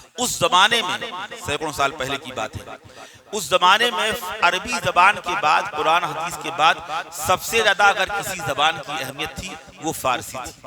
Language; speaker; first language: Urdu; native; Urdu